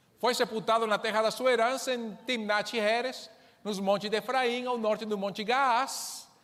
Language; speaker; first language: Portuguese; non-native, fluent; Spanish